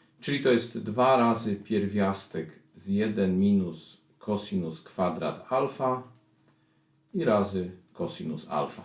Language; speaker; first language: Polish; native; Polish